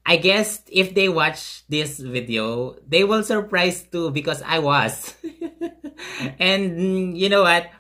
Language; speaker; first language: English; non-native, local second language; Filipino